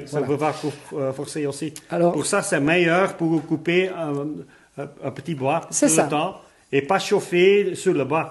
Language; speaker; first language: French; non-native, local second language; Dutch